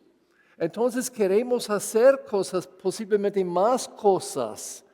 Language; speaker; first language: Spanish; non-native, fluent; English